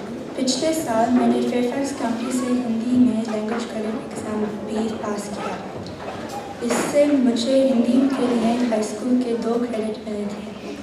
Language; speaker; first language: Hindi; early bilingual, heritage; Hindi